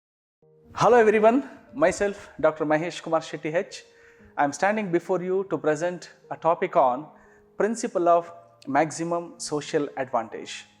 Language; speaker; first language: English; non-native, local second language; Kannada